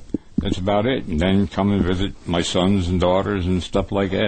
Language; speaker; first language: English; native; English